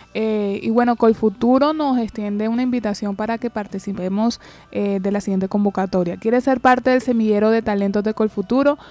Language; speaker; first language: Spanish; native; Spanish